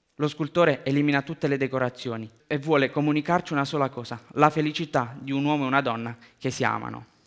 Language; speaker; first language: Italian; early bilingual, other home language; Romanian